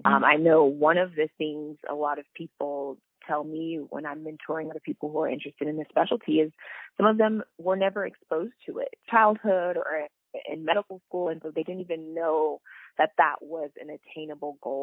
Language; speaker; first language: English; native; English